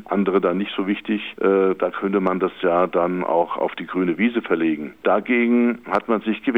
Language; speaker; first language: German; native; German